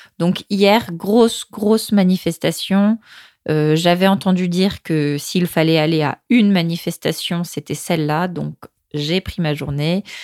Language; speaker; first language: French; native; French